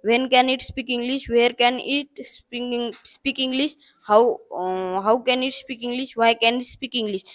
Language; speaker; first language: English; non-native, learner; Marathi